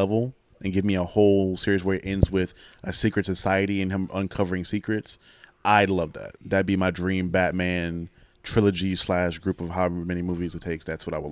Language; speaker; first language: English; native; English